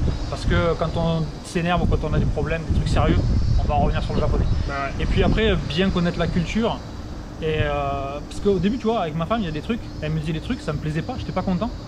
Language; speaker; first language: French; native; French